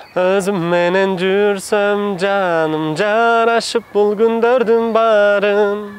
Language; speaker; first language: Kyrgyz; non-native, fluent; Turkish